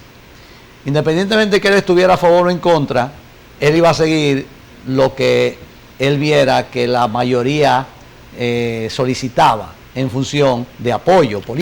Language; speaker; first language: Spanish; native; Spanish